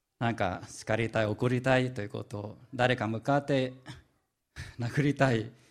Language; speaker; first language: Japanese; non-native, fluent; Vietnamese